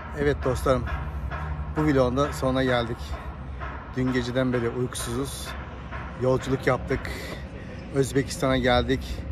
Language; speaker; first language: Turkish; early bilingual, heritage; Turkish